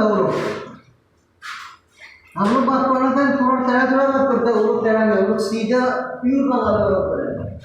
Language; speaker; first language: Hindi; non-native, learner; Bangla